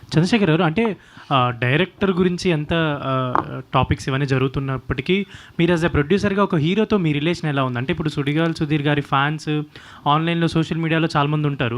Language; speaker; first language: Telugu; native; Telugu